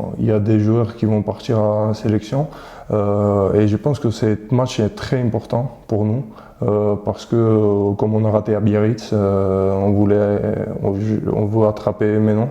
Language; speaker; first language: French; non-native, fluent; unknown